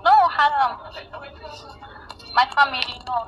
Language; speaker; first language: English; non-native, learner; Arabic